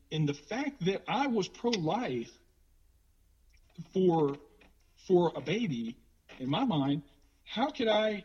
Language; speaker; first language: English; native; English